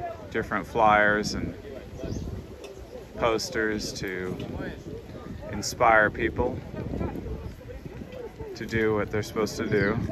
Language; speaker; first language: English; native; English